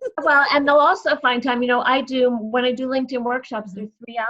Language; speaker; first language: English; native; English